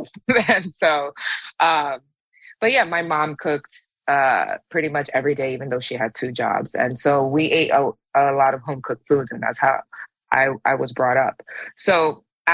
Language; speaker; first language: English; native; English